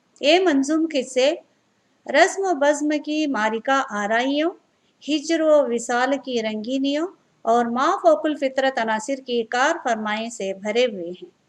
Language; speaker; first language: Urdu; native; Urdu